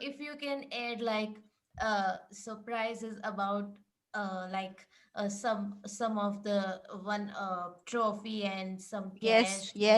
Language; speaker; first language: English; non-native, learner; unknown